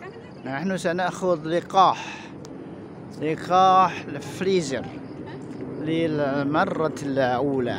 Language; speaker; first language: Arabic; non-native, fluent; Indonesian